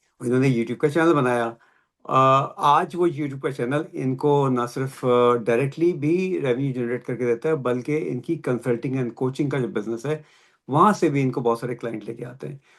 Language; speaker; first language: Urdu; native; Urdu